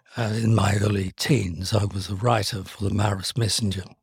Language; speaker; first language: English; native; English